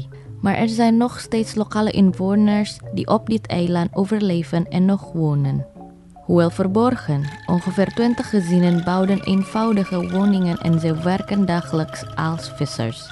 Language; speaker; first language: Dutch; non-native, fluent; Indonesian